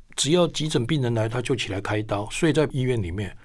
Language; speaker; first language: Chinese; native; Chinese